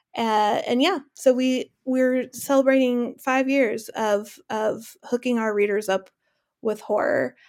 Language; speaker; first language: English; native; English